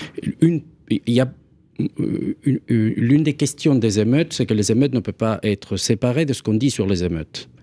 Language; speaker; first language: French; non-native, fluent; Spanish